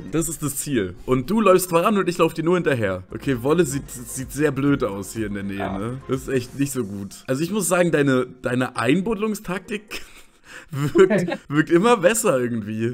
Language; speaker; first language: German; native; German